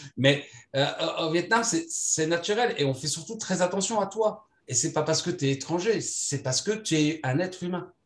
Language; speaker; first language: French; native; French